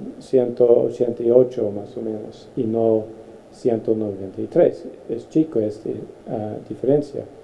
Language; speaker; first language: Spanish; non-native, fluent; English